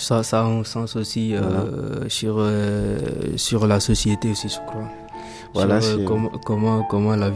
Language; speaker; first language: French; non-native, learner; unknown